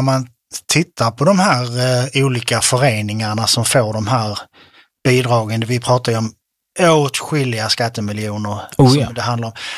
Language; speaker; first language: Swedish; native; Swedish